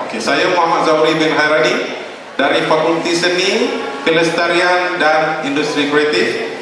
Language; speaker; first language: Malay; native; Malay